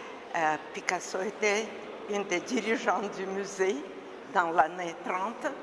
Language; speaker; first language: French; non-native, fluent; Russian